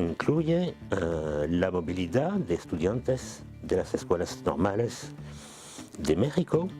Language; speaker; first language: Spanish; non-native, fluent; French